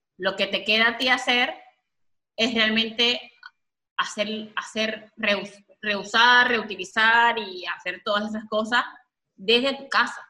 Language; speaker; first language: Spanish; native; Spanish